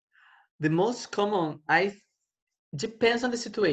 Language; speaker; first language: English; non-native, fluent; Portuguese